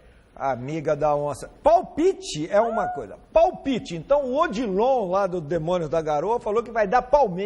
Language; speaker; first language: Portuguese; native; Portuguese